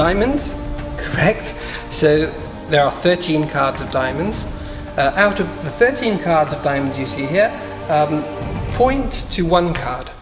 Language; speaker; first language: English; non-native, fluent; German